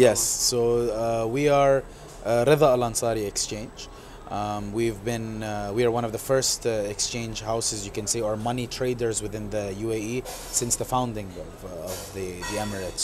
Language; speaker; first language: English; non-native, local second language; Arabic